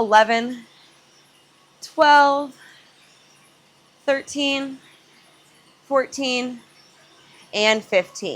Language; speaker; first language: English; native; English